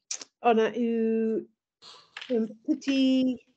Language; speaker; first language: French; non-native, learner; English